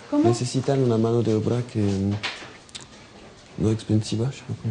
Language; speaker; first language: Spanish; non-native, learner; French